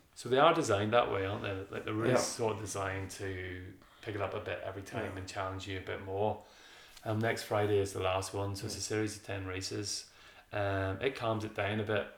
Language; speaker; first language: English; native; English